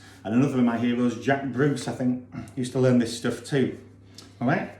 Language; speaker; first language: English; native; English